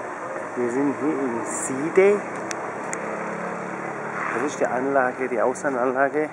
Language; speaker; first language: German; early bilingual, other home language; Turkish